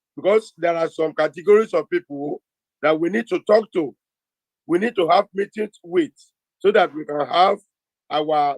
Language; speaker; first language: English; non-native, local second language; Yoruba